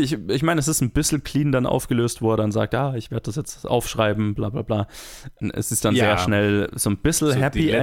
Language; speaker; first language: German; native; German